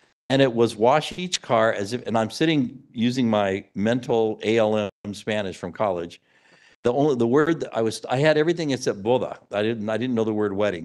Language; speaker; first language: English; native; English